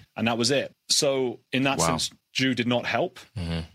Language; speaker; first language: English; native; English